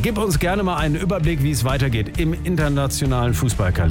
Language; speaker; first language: German; native; German